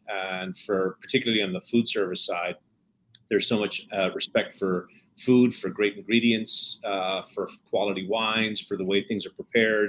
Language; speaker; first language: English; native; English